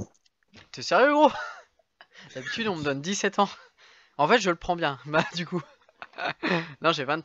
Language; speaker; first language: French; native; French